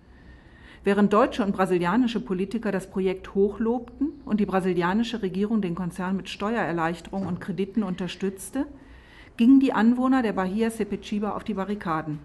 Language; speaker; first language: German; native; German